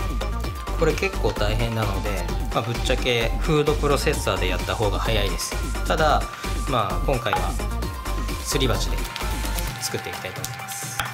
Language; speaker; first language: Japanese; native; Japanese